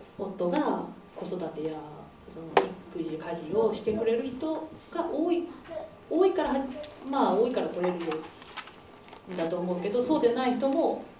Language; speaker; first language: Japanese; native; Japanese